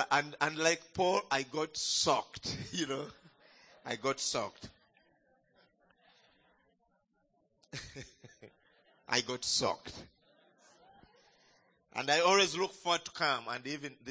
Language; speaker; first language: English; non-native, local second language; Ganda